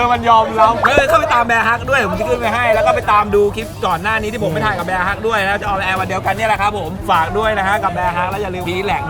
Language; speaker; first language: Thai; native; Thai